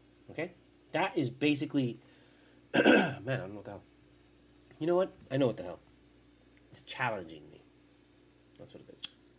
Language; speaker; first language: English; early bilingual, other home language; Spanish